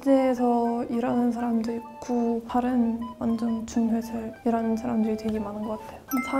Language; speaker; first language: Korean; non-native, fluent; Russian